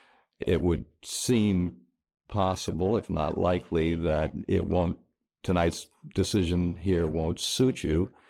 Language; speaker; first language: English; native; English